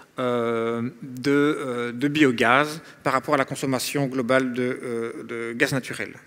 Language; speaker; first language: French; native; French